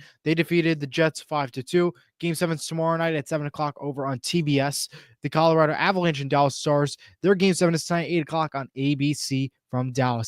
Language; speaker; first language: English; native; English